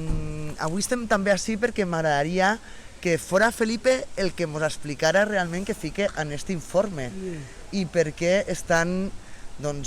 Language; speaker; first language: Catalan; native; Catalan